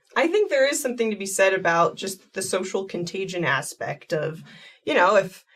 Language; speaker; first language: English; native; English